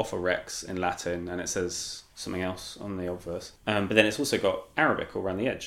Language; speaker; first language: English; native; English